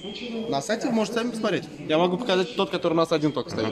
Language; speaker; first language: Russian; native; Russian